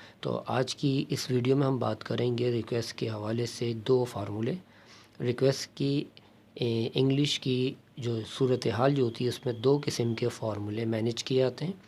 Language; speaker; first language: Urdu; native; Urdu